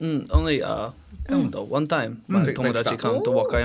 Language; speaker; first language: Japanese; non-native, learner; English